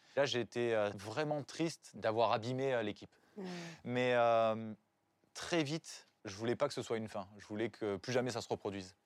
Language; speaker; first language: French; native; French